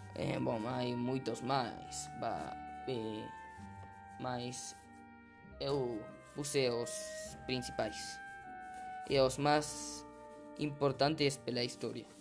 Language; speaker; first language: Portuguese; non-native, learner; Spanish